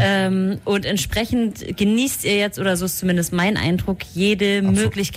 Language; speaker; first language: German; native; German